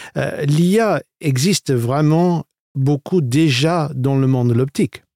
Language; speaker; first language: French; non-native, fluent; English